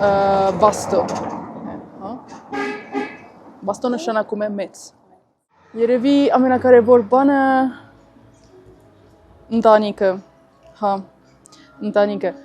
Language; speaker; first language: Armenian; non-native, learner; Italian